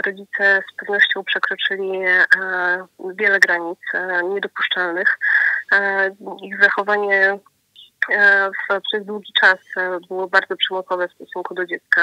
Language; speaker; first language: Polish; native; Polish